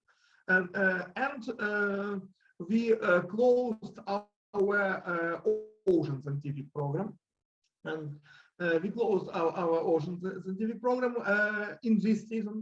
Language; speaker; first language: English; non-native, learner; Russian